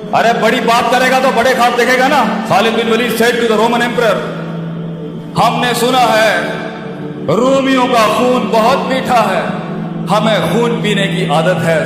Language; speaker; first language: Urdu; non-native, local second language; Punjabi